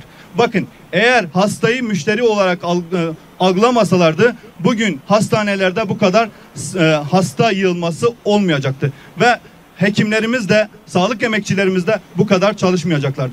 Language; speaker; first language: Turkish; native; Turkish